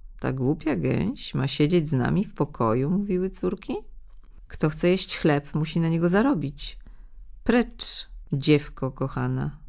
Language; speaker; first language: Polish; native; Polish